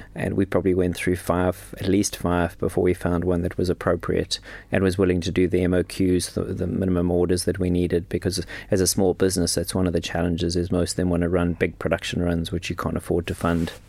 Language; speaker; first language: English; native; English